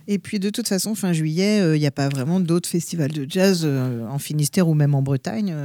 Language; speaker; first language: French; native; French